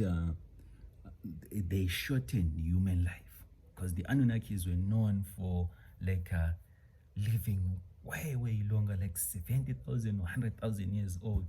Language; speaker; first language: English; non-native, local second language; Xhosa